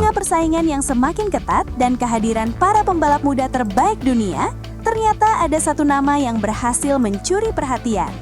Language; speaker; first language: Indonesian; native; Indonesian